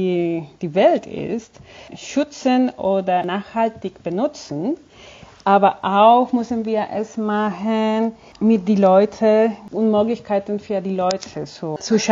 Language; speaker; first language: German; non-native, fluent; Spanish